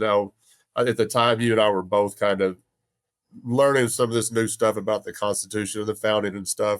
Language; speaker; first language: English; native; English